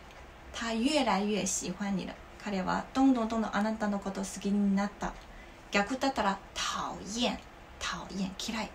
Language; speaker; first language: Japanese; non-native, learner; Chinese